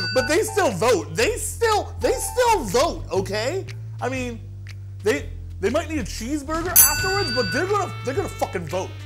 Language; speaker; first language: English; native; English